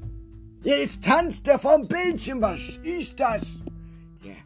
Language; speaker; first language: German; native; German